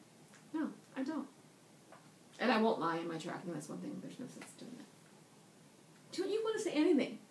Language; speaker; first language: English; native; English